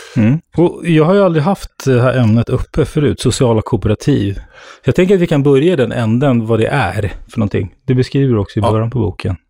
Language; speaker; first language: Swedish; native; Swedish